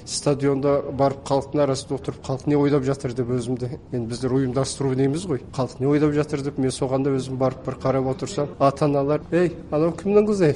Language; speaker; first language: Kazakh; early bilingual, heritage; Kazakh